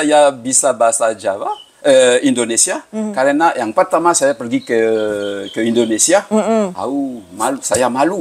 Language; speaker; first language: Indonesian; early bilingual, heritage; Javanese